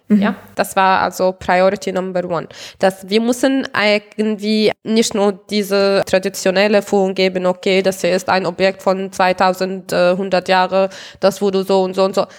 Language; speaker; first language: German; non-native, fluent; Arabic